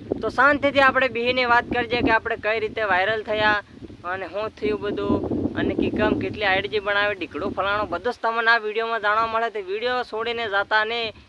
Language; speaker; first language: Gujarati; native; Gujarati